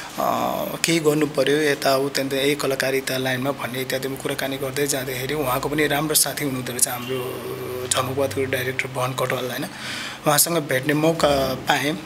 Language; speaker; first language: Nepali; non-native, local second language; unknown